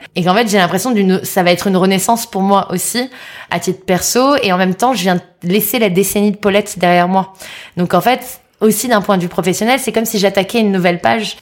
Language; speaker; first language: French; native; French